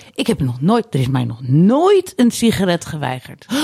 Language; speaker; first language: Dutch; native; Dutch